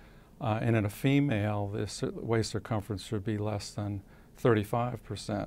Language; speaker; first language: English; native; English